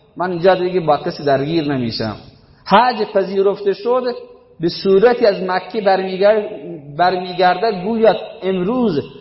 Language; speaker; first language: Persian; non-native, local second language; Baluchi